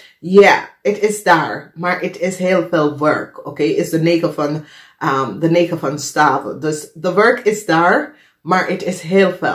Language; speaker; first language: Dutch; non-native, fluent; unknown